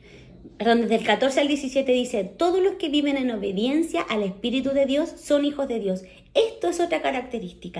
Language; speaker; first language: Spanish; native; Spanish